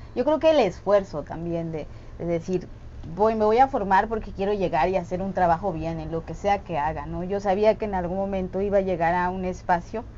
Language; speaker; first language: Spanish; non-native, local second language; Tzeltal